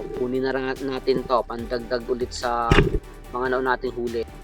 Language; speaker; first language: Filipino; non-native, local second language; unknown